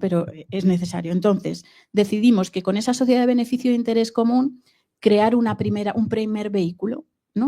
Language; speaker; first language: Spanish; native; Spanish